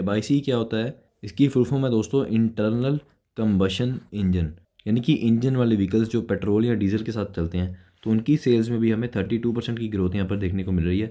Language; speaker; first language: Hindi; native; Hindi